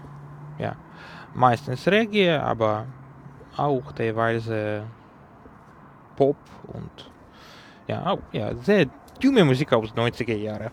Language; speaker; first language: German; non-native, learner; Ukrainian